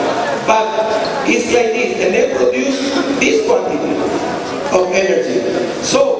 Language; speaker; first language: English; non-native, fluent; Spanish